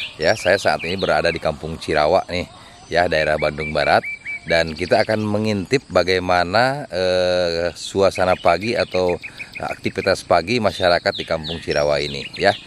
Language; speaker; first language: Indonesian; non-native, local second language; Sundanese